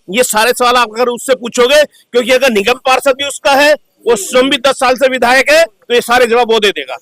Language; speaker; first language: Hindi; native; Hindi